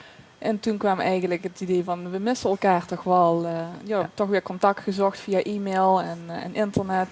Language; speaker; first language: Dutch; native; Dutch